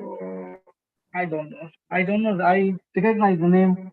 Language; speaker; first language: English; non-native, learner; Hindi